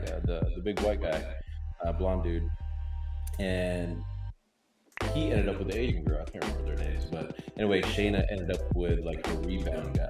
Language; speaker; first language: English; native; English